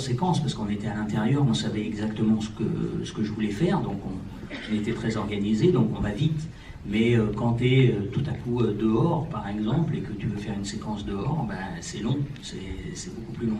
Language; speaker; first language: French; native; French